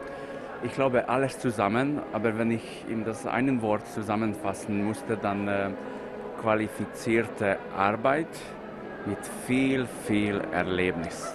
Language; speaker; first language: German; non-native, local second language; Hungarian